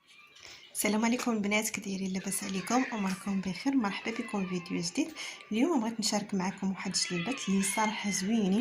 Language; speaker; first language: Arabic; native; Arabic